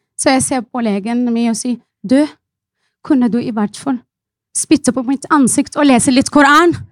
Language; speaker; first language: Norwegian; non-native, fluent; Arabic